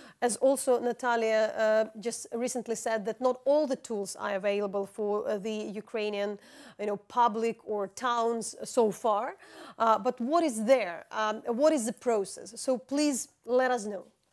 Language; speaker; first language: English; non-native, fluent; Ukrainian